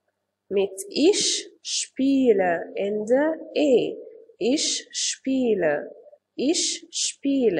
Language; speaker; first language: German; non-native, fluent; Arabic